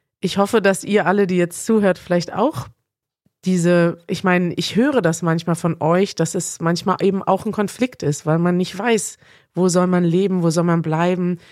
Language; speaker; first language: German; native; German